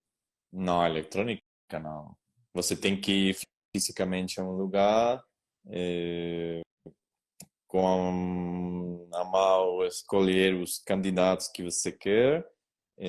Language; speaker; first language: Portuguese; non-native, learner; Spanish